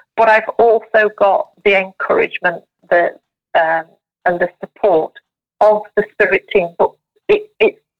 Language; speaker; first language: English; native; English